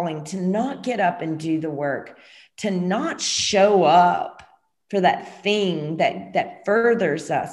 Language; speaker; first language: English; native; English